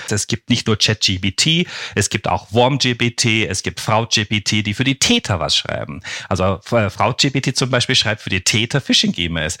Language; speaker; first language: German; non-native, fluent; Turkish